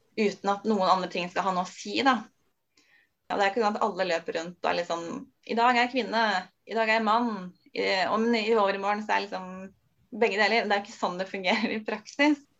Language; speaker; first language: Norwegian; native; Norwegian